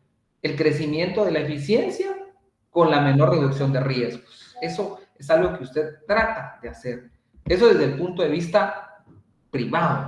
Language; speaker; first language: Spanish; native; Spanish